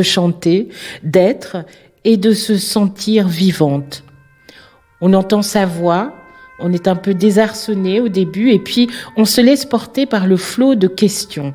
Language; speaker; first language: French; native; French